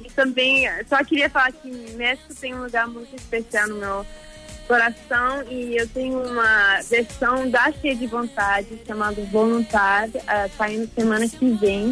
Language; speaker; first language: Portuguese; early bilingual, heritage; Portuguese